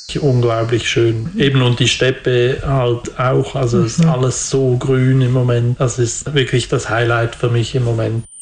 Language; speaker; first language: German; native; German